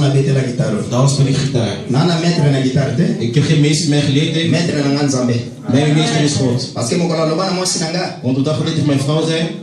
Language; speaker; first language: Dutch; non-native, learner; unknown